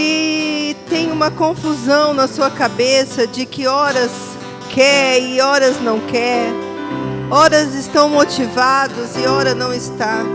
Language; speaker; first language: Portuguese; native; Portuguese